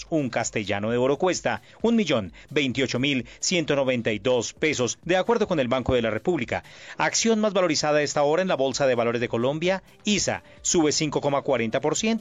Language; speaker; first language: Spanish; native; Spanish